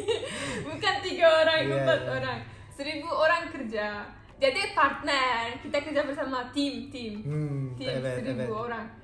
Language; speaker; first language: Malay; non-native, learner; Turkish